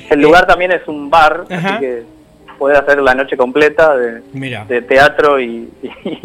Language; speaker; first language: Spanish; native; Spanish